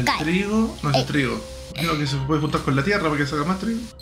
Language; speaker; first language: Spanish; native; Spanish